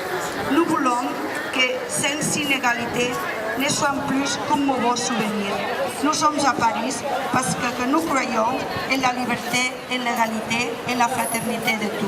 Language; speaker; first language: French; non-native, learner; Spanish